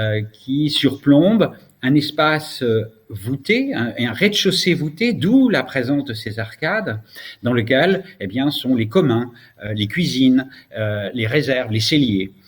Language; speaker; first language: French; native; French